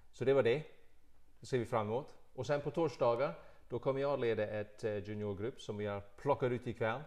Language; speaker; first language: Swedish; non-native, fluent; English